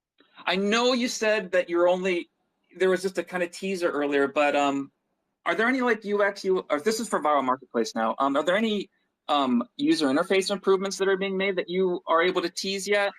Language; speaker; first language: English; native; English